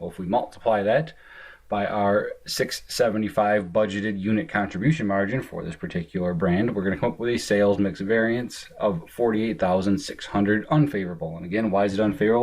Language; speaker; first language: English; native; English